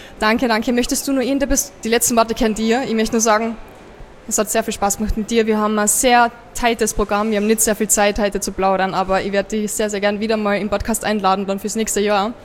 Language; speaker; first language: German; native; German